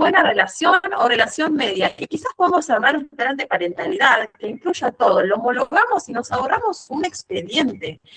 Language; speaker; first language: Spanish; native; Spanish